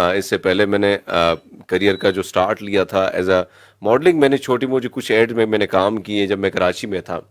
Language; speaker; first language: Urdu; non-native, local second language; Pashto